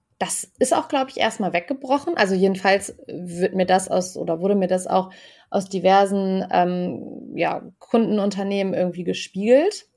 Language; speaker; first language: German; native; German